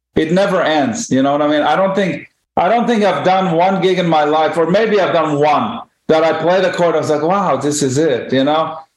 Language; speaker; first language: English; non-native, fluent; Hebrew